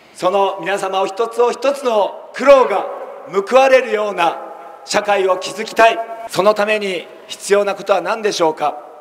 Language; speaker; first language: Japanese; native; Japanese